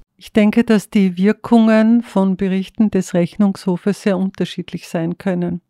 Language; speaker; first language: German; native; German